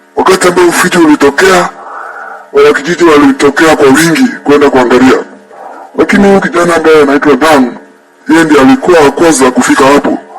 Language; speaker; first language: Swahili; non-native, local second language; Luo (Kenya and Tanzania)